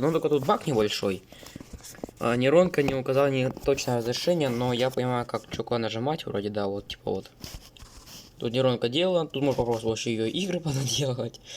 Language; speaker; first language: Russian; native; Russian